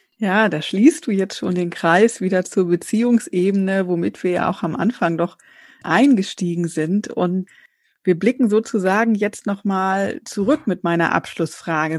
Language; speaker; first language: German; native; German